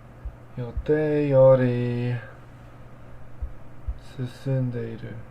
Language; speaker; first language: Japanese; non-native, learner; English